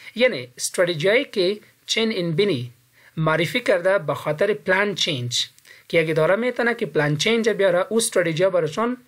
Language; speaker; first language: English; non-native, fluent; Pashto